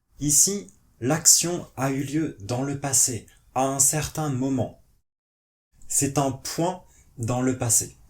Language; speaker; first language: French; native; French